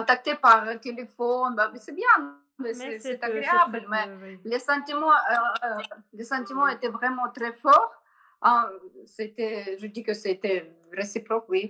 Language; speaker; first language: French; non-native, learner; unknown